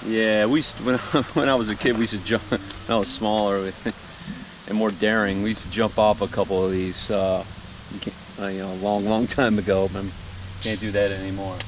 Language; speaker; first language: English; native; English